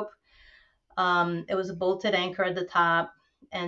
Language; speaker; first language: English; native; English